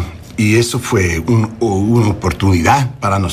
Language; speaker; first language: Spanish; early bilingual, heritage; English